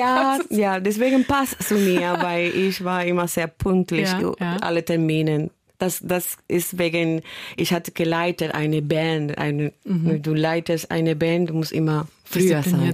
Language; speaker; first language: German; non-native, fluent; Spanish